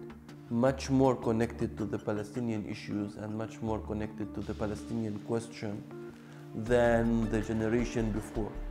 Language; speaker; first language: English; non-native, local second language; Arabic